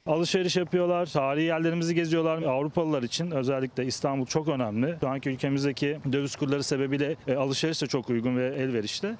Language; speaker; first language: Turkish; native; Turkish